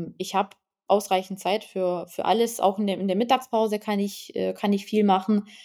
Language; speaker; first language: German; non-native, fluent; Lithuanian